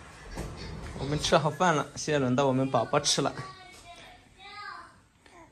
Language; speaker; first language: Chinese; native; Chinese